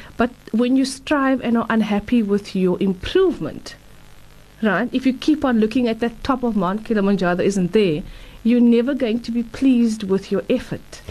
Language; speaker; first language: English; native; English